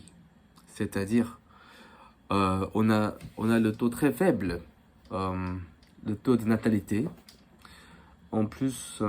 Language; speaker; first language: French; non-native, fluent; Korean